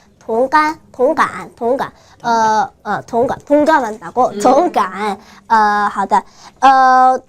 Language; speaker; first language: Chinese; non-native, learner; Korean